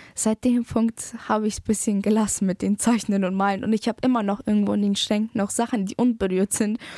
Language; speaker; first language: German; early bilingual, other home language; Polish